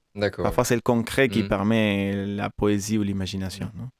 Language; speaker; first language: French; non-native, fluent; Spanish